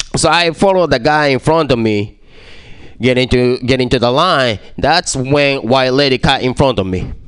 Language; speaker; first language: English; non-native, fluent; Japanese